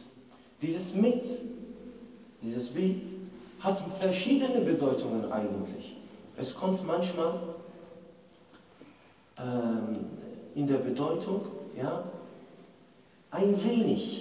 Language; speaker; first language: German; non-native, fluent; Arabic